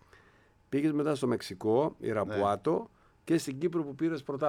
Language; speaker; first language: Greek; native; Greek